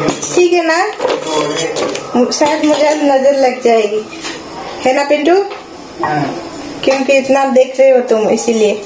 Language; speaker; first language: Hindi; native; Hindi